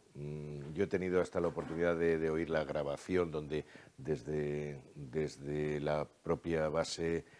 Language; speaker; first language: Spanish; native; Spanish